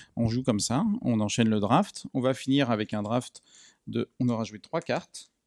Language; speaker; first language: French; native; French